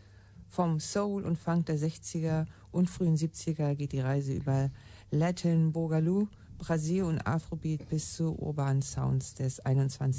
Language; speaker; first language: German; native; German